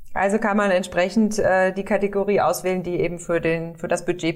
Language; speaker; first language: German; native; German